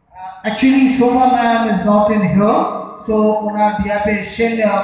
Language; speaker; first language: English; non-native, local second language; Bangla